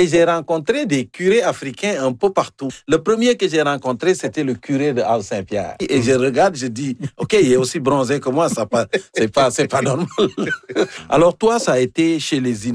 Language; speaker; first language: French; native; French